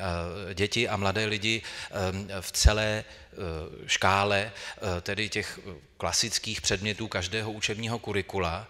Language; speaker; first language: Czech; native; Czech